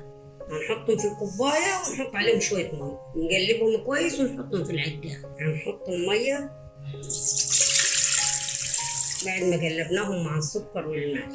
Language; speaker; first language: Arabic; native; Arabic